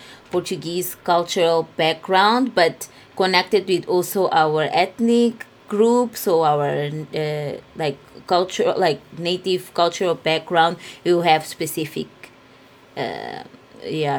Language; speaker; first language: English; non-native, fluent; Portuguese